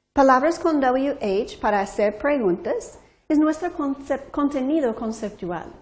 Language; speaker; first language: Spanish; non-native, fluent; English